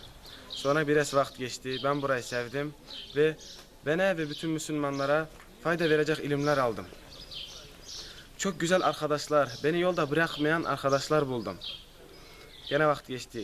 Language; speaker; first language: Turkish; non-native, learner; Crimean Tatar